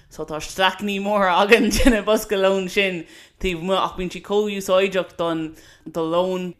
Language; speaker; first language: Irish; non-native, local second language; English